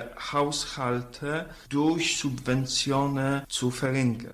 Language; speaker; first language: German; non-native, fluent; Polish